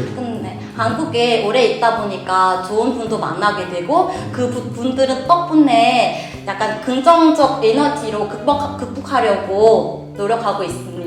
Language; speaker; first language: Korean; non-native, fluent; Vietnamese